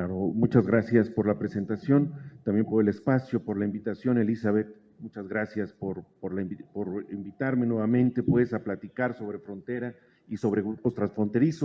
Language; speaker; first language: Spanish; native; Spanish